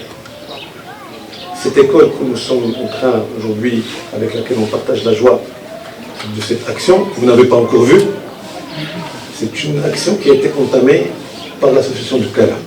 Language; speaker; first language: French; non-native, local second language; Arabic